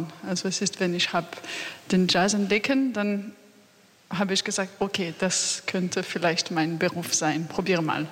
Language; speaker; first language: German; non-native, fluent; French